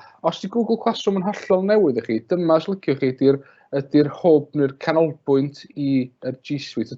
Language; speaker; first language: Welsh; native; Welsh